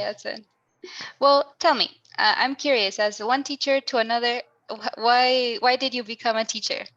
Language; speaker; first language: English; non-native, fluent; Spanish